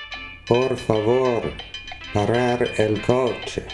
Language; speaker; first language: Spanish; non-native, learner; English